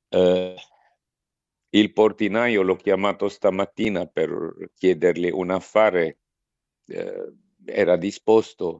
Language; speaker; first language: Italian; non-native, fluent; Arabic